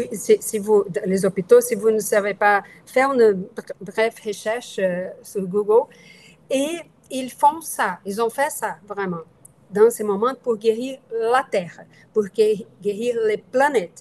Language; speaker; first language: French; non-native, fluent; Portuguese